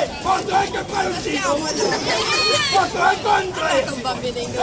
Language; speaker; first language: Italian; non-native, fluent; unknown